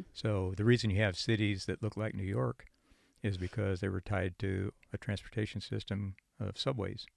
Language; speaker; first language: English; native; English